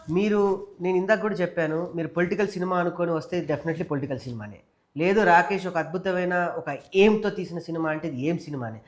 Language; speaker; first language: Telugu; native; Telugu